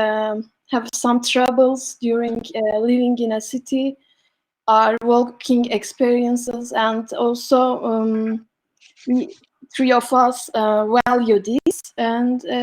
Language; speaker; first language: English; non-native, learner; Turkish